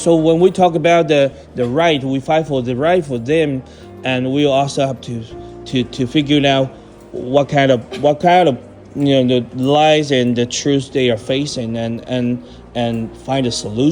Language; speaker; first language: English; non-native, fluent; Chinese